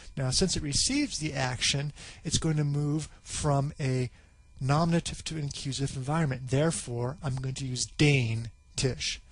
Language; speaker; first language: English; native; English